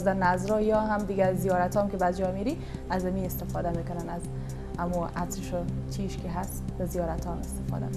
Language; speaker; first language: Persian; native; Persian